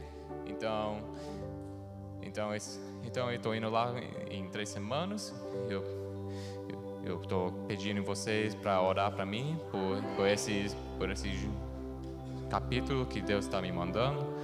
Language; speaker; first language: Portuguese; early bilingual, heritage; Portuguese